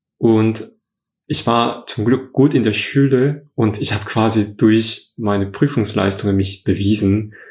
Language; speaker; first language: German; non-native, fluent; Korean